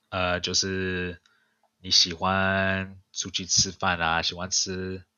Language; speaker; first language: Chinese; early bilingual, heritage; Chinese